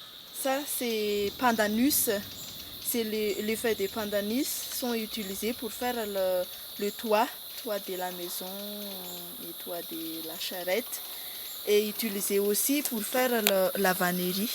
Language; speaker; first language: French; non-native, local second language; Malagasy